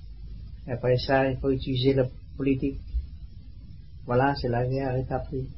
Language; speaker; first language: French; non-native, learner; Vietnamese